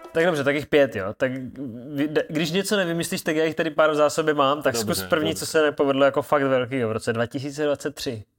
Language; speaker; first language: Czech; native; Czech